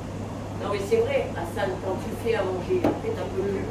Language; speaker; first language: French; native; French